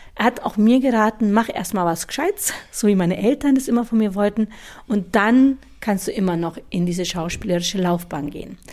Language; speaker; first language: German; native; German